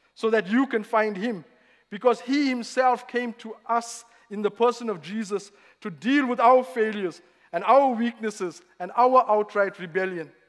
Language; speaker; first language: English; native; English